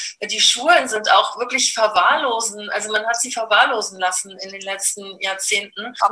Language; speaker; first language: German; native; German